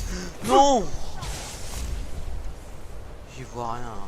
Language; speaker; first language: French; native; French